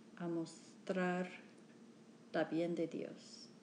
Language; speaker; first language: Spanish; non-native, learner; English